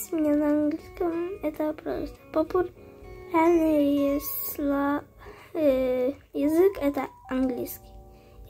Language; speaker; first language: Russian; early bilingual, heritage; Russian